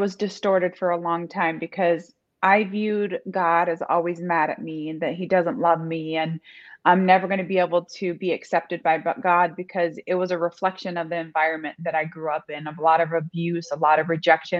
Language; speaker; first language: English; native; English